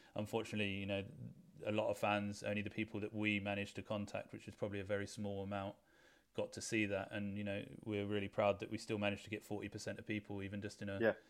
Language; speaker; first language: English; native; English